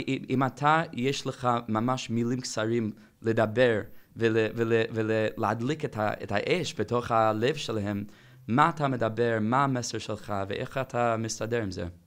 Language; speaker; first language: Hebrew; non-native, fluent; English